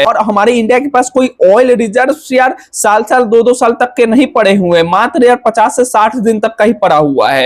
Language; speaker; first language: Hindi; native; Hindi